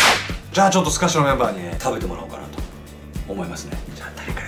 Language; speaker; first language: Japanese; native; Japanese